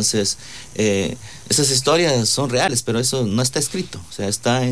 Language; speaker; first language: Spanish; non-native, local second language; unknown